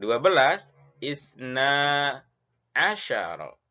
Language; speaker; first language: Arabic; non-native, fluent; Indonesian